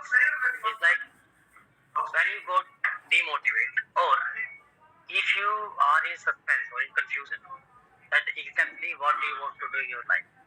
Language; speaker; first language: English; non-native, local second language; Hindi